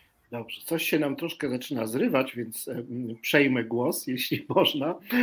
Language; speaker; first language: Polish; native; Polish